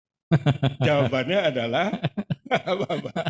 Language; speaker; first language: Indonesian; native; Indonesian